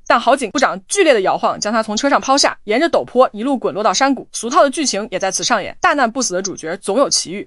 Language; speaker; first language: Chinese; native; Chinese